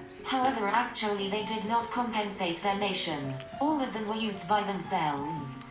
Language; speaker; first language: English; non-native, fluent; Japanese